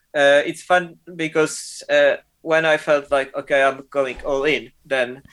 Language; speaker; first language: English; non-native, fluent; Polish